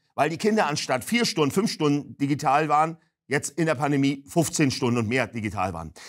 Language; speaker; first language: German; native; German